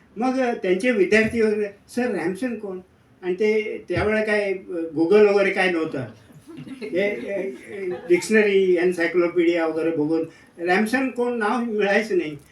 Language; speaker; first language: Marathi; non-native, local second language; Kannada